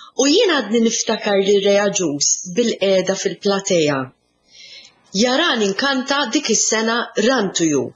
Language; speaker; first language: Maltese; early bilingual, other home language; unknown